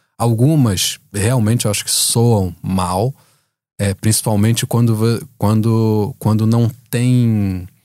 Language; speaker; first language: Portuguese; native; Portuguese